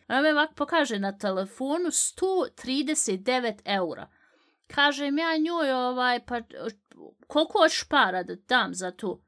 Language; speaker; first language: Bosnian; early bilingual, heritage; Bosnian